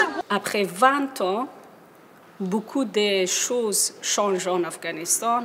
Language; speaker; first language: French; non-native, learner; Persian